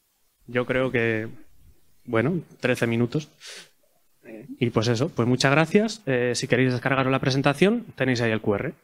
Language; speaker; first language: Spanish; native; Spanish